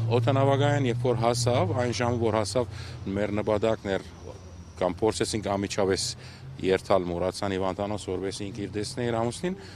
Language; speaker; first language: Armenian; early bilingual, heritage; Armenian